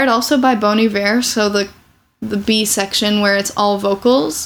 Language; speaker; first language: English; native; English